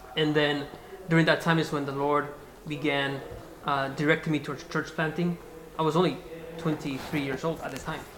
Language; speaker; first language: English; non-native, fluent; Spanish